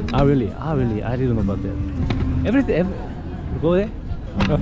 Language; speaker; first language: English; non-native, learner; Korean